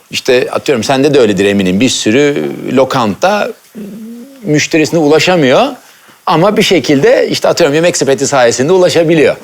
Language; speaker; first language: Turkish; early bilingual, heritage; Turkish